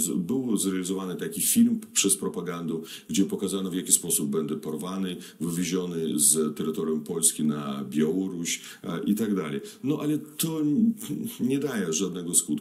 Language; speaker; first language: Polish; non-native, fluent; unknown